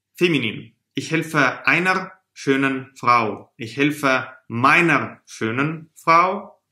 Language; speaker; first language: German; non-native, fluent; Russian